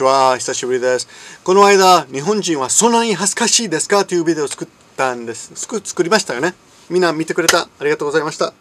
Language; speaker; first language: Japanese; non-native, fluent; English